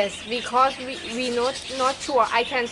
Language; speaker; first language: English; non-native, fluent; Thai